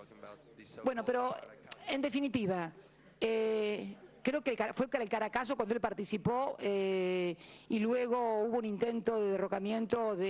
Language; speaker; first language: Spanish; native; Spanish